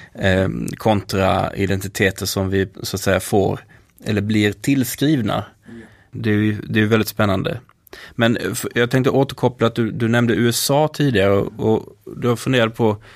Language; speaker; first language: Swedish; native; Swedish